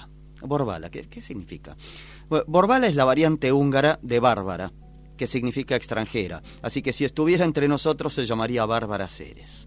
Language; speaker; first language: Spanish; native; Spanish